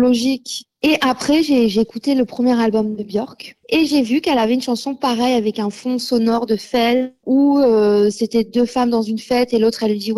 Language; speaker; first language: French; native; French